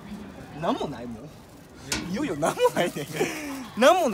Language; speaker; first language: Japanese; native; Japanese